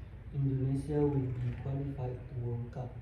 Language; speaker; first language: English; non-native, learner; Indonesian